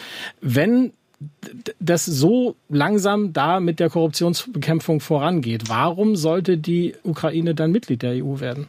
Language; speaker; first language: German; native; German